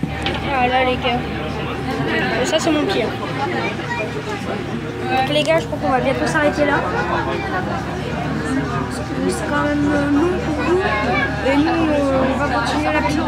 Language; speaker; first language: French; native; French